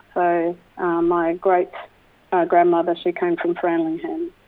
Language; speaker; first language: English; native; English